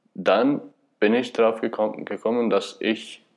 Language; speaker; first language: German; non-native, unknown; Albanian